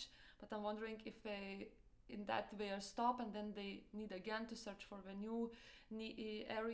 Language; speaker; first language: English; non-native, fluent; Lithuanian